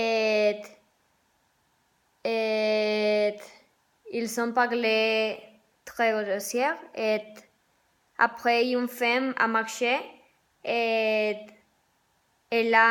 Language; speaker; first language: French; non-native, learner; Spanish